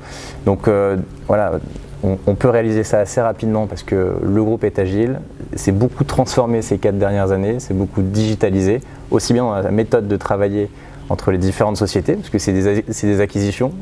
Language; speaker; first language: French; native; French